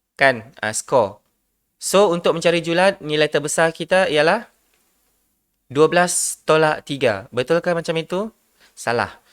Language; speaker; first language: Malay; non-native, local second language; Iban